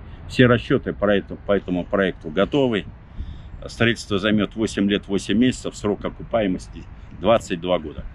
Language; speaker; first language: Russian; native; Russian